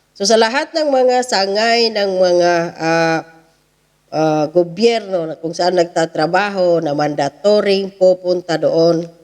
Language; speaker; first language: Filipino; non-native, local second language; Cebuano